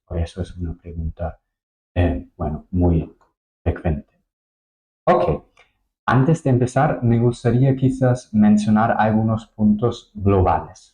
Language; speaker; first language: Spanish; non-native, fluent; German